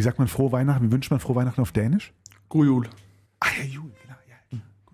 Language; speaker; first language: German; native; German